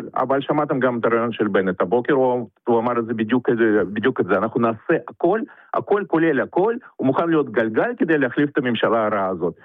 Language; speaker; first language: Hebrew; non-native, fluent; Russian